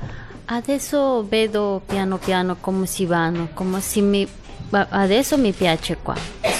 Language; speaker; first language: Italian; non-native, learner; Spanish